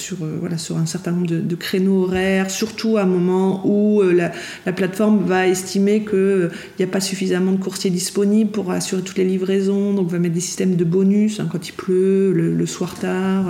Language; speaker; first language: French; native; French